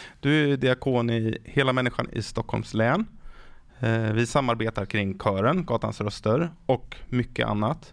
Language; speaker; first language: Swedish; native; Swedish